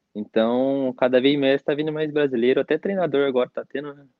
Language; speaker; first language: Portuguese; native; Portuguese